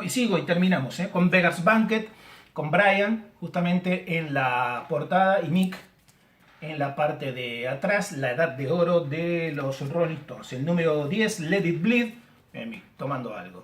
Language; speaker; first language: Spanish; native; Spanish